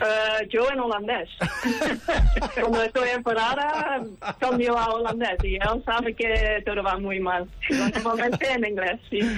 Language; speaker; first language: Spanish; non-native, fluent; Dutch